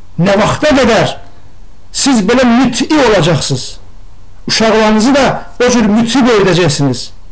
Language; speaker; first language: Azerbaijani; non-native, local second language; Talysh